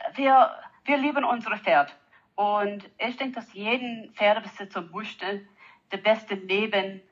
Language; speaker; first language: German; non-native, fluent; English